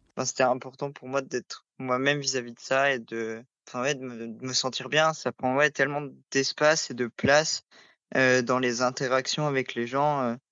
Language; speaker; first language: French; native; French